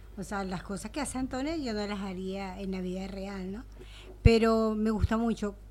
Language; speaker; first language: Spanish; native; Spanish